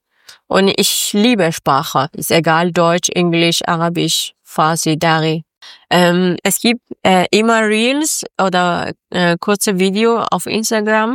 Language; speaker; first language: German; non-native, learner; Persian